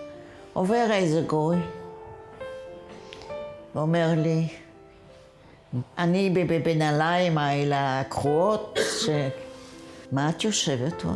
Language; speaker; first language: Hebrew; non-native, fluent; Yiddish